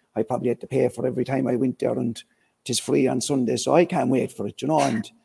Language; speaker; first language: English; native; English